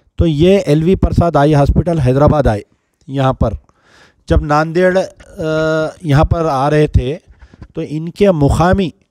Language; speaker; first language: Hindi; non-native, local second language; Urdu